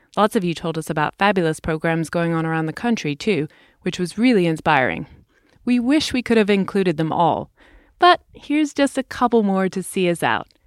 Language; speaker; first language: English; native; English